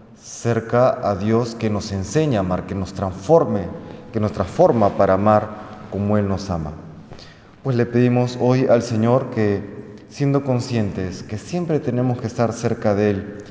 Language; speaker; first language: Spanish; native; Spanish